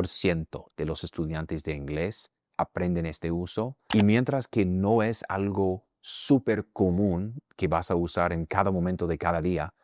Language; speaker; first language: Spanish; non-native, fluent; English